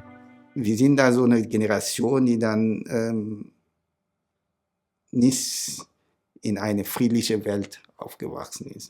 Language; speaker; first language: German; non-native, fluent; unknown